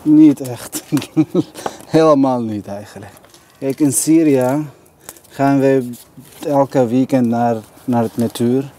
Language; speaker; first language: Dutch; non-native, fluent; Arabic